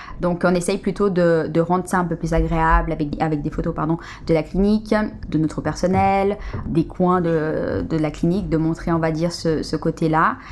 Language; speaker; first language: French; early bilingual, other home language; Portuguese